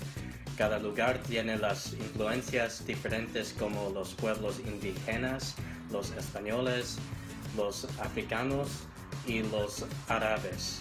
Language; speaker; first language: Spanish; non-native, learner; English